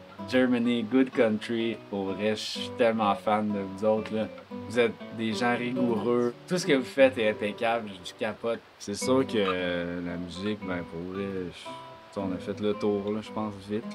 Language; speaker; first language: French; native; French